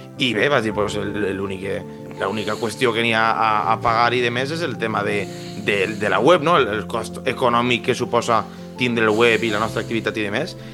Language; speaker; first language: Catalan; native; Catalan